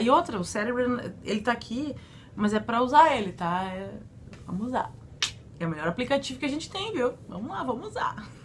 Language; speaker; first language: Portuguese; native; Portuguese